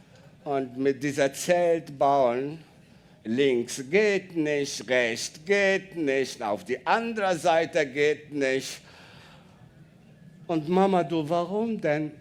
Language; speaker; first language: German; non-native, learner; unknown